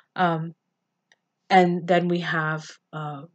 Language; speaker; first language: English; native; English